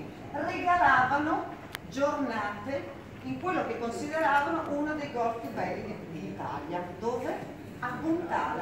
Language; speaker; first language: Italian; native; Italian